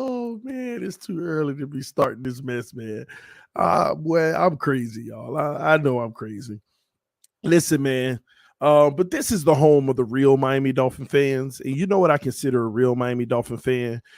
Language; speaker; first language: English; native; English